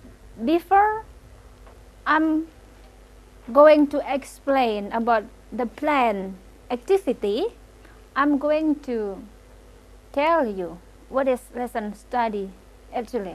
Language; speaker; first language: English; non-native, local second language; Indonesian